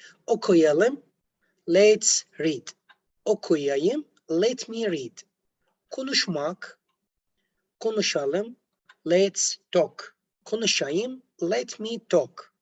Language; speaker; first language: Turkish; non-native, learner; Arabic